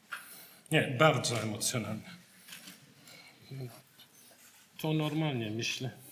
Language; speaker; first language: Polish; non-native, learner; English